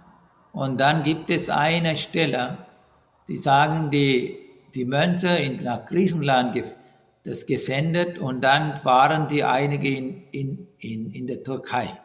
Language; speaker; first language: German; non-native, learner; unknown